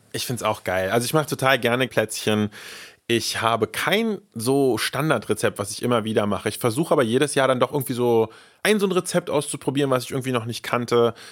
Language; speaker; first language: German; early bilingual, other home language; Russian